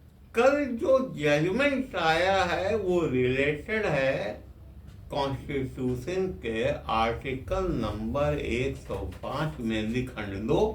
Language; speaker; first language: Hindi; native; Hindi